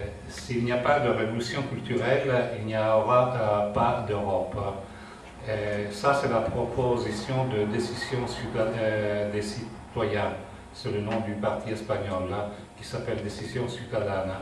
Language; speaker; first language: French; non-native, fluent; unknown